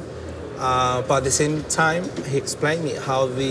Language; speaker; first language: English; non-native, fluent; Spanish